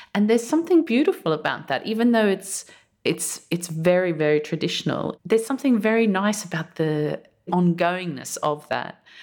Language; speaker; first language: English; early bilingual, other home language; German